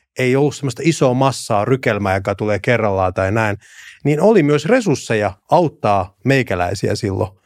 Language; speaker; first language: Finnish; early bilingual, other home language; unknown